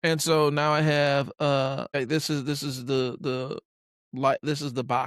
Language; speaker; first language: English; native; English